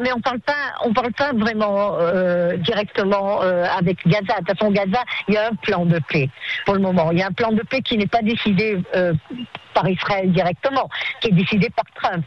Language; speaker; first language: French; native; French